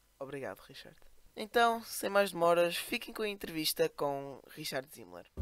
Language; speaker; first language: Portuguese; native; Portuguese